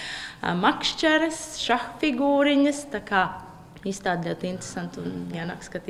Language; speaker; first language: Latvian; native; Latvian